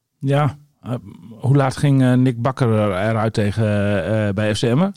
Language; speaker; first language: Dutch; native; Dutch